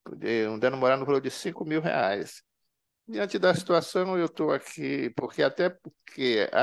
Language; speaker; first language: Portuguese; native; Portuguese